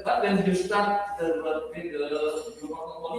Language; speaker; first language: English; non-native, learner; Indonesian